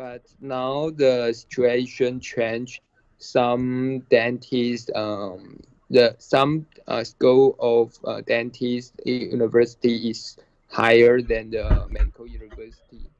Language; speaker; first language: English; non-native, learner; Chinese